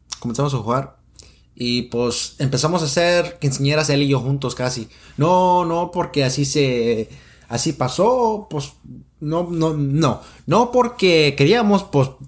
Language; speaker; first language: Spanish; early bilingual, heritage; Spanish